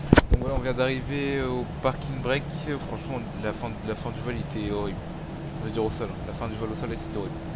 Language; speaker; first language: French; native; French